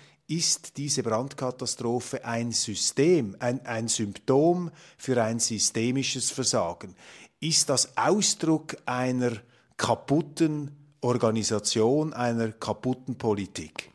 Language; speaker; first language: German; native; German